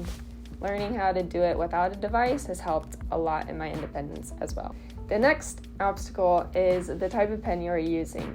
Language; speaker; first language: English; native; English